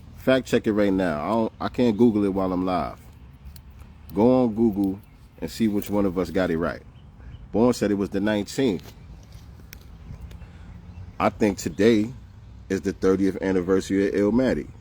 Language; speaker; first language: English; native; English